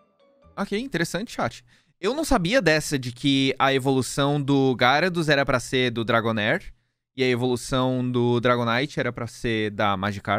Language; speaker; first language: Portuguese; native; Portuguese